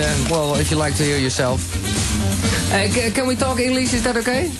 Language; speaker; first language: English; non-native, fluent; Dutch